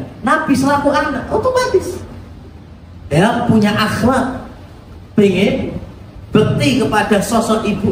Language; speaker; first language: Indonesian; native; Indonesian